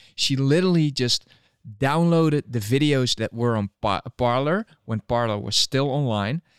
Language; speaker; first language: English; non-native, fluent; Dutch